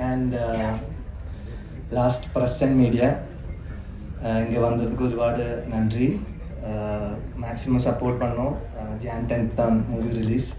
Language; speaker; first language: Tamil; non-native, learner; Malayalam